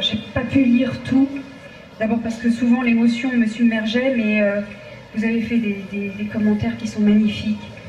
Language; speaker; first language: French; native; French